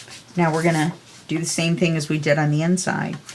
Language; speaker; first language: English; native; English